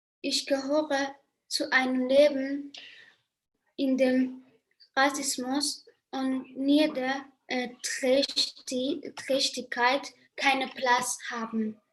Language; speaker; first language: German; non-native, learner; Persian